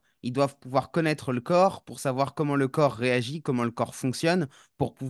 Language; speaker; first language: French; native; French